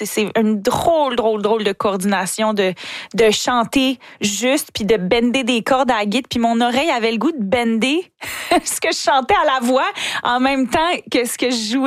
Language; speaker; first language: French; native; French